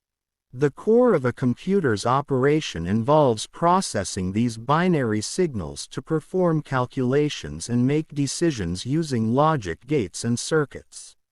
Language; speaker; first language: English; non-native, learner; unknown